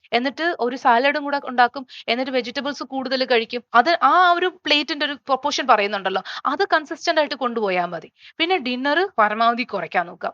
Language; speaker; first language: Malayalam; native; Malayalam